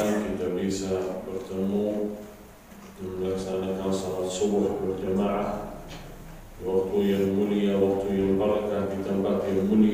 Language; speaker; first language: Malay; non-native, fluent; Arabic